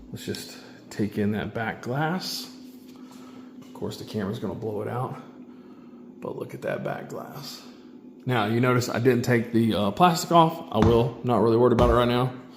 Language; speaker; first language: English; native; English